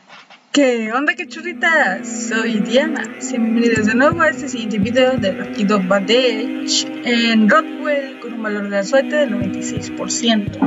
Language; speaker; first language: Spanish; native; Spanish